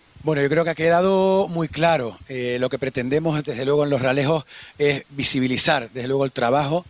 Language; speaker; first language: Spanish; native; Spanish